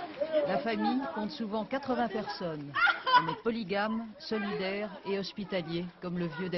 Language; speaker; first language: French; native; French